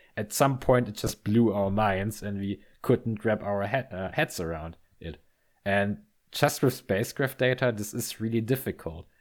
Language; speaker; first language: English; non-native, fluent; German